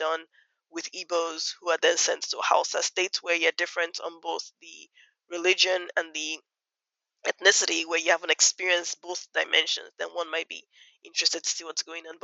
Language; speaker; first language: English; non-native, local second language; Yoruba